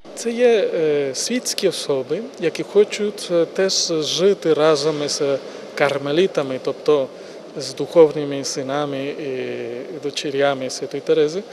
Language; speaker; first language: Ukrainian; non-native, fluent; Spanish